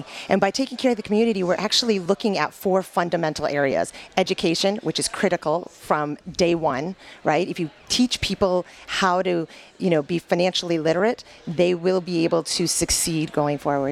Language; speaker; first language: English; native; English